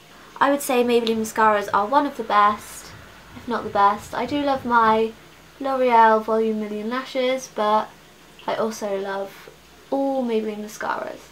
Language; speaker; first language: English; native; English